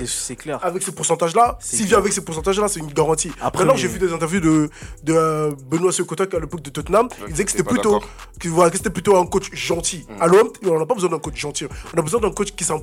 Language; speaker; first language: French; native; French